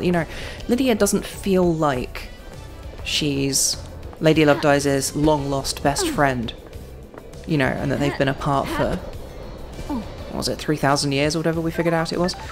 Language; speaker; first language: English; native; English